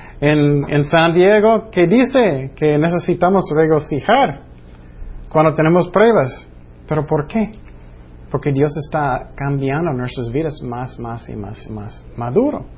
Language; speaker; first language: Spanish; non-native, fluent; English